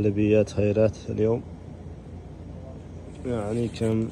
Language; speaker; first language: Arabic; non-native, learner; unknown